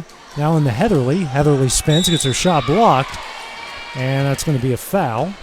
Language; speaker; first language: English; native; English